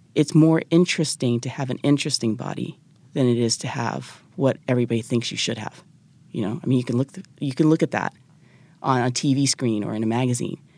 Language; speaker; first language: English; early bilingual, other home language; Japanese